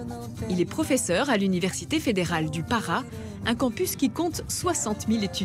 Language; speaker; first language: French; native; French